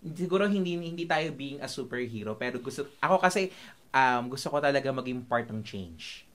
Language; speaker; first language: Filipino; native; Filipino